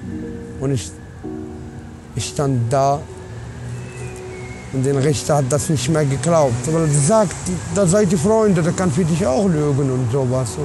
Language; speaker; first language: German; non-native, learner; Arabic